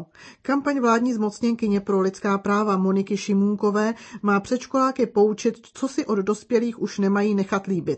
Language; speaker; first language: Czech; native; Czech